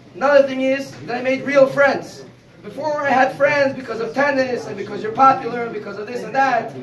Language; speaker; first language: English; native; English